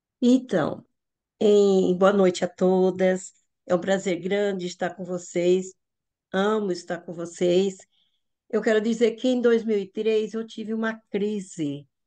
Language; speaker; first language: Portuguese; native; Portuguese